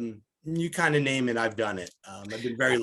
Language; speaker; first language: English; native; English